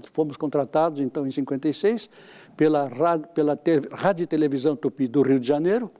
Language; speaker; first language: Portuguese; native; Portuguese